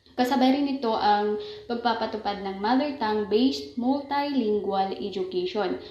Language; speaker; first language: Filipino; non-native, local second language; Maranao